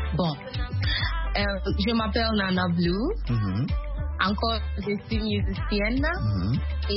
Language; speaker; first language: French; non-native, learner; Akan